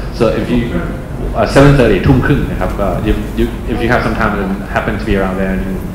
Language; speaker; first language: English; non-native, fluent; Thai